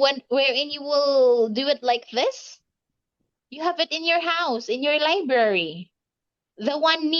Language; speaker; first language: English; non-native, local second language; Filipino